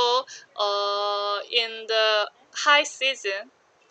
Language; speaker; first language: English; non-native, learner; Korean